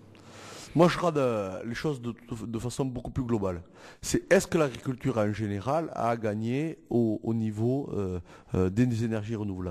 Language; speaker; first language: French; native; French